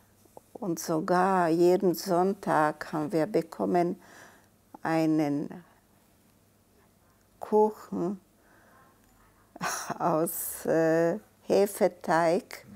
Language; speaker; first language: German; non-native, fluent; Czech